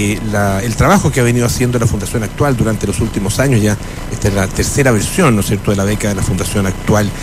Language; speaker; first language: Spanish; native; Spanish